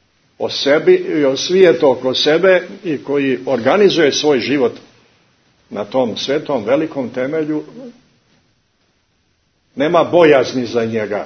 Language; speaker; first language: Croatian; native; Croatian